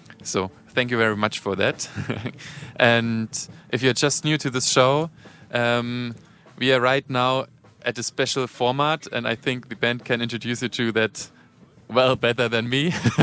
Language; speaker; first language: English; non-native, fluent; German